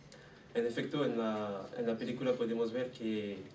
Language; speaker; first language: Spanish; non-native, learner; French